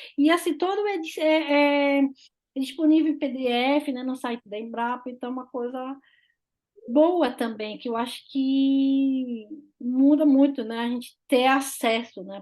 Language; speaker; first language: Portuguese; non-native, fluent; French